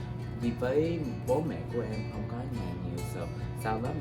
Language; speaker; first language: Vietnamese; early bilingual, heritage; English